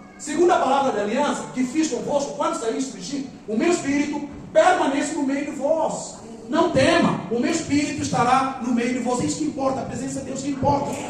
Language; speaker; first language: Portuguese; non-native, local second language; Upper Guinea Crioulo